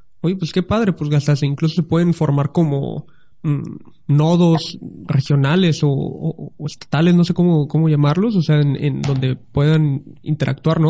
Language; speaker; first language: Spanish; native; Spanish